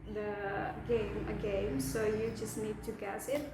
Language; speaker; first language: English; non-native, fluent; Indonesian